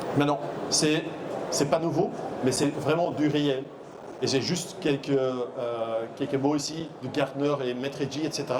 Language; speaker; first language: French; non-native, local second language; Dutch